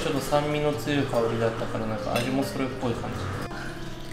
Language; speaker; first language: Japanese; native; Japanese